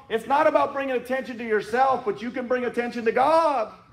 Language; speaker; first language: English; native; English